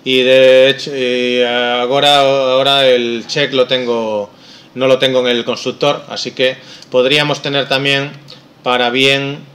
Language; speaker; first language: Spanish; non-native, local second language; Galician